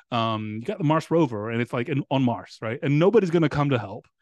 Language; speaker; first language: English; non-native, fluent; Greek